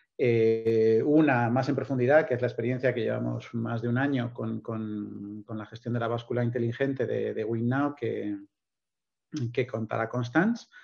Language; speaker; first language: Spanish; native; Spanish